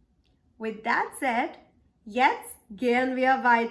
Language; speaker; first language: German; non-native, fluent; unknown